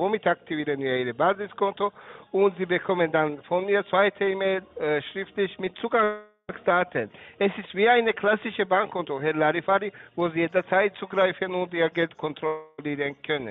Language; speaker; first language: German; non-native, learner; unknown